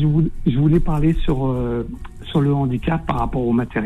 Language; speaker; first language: French; native; French